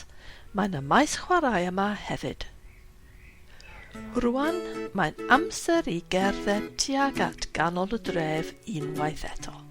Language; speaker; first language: Welsh; non-native, fluent; English